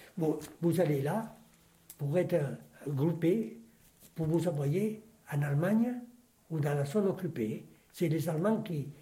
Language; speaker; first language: French; non-native, fluent; Spanish